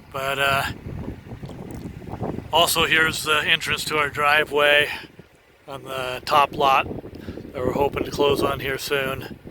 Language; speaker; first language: English; native; English